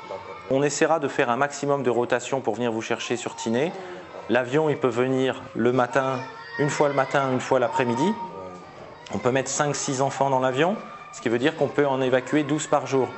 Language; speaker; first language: French; native; French